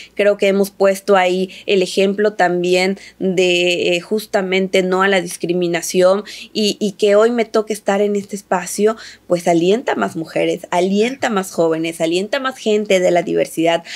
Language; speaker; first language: Spanish; native; Spanish